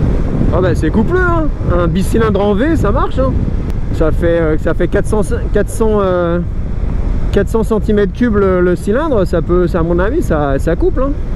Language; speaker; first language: French; native; French